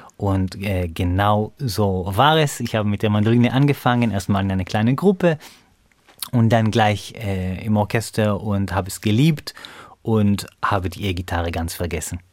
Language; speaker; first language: German; non-native, fluent; Hebrew